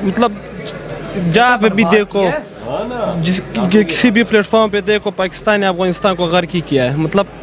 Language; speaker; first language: Hindi; non-native, local second language; Pashto